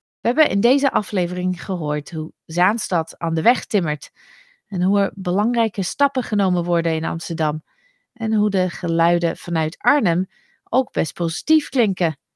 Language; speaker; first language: Dutch; non-native, fluent; English